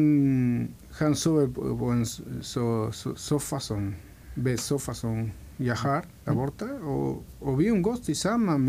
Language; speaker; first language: Swedish; non-native, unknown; Spanish